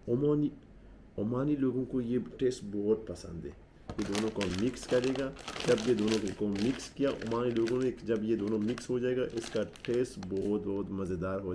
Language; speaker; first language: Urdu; non-native, local second language; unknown